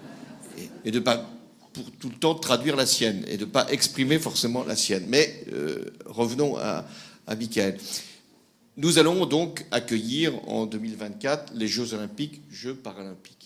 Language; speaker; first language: French; native; French